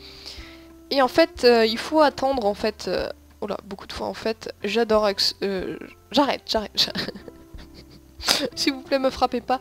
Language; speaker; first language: French; native; French